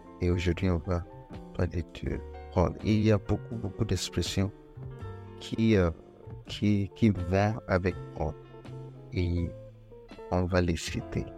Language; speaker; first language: French; non-native, fluent; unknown